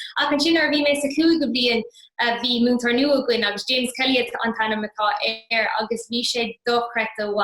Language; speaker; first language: Irish; non-native, local second language; English